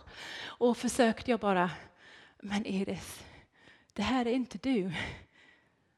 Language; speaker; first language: Swedish; non-native, fluent; English